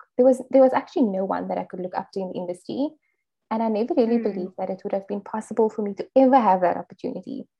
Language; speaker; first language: English; native; English